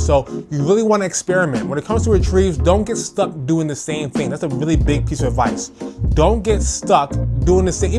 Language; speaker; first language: English; native; English